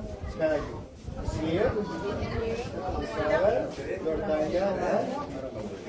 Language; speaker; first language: Indonesian; non-native, fluent; Arabic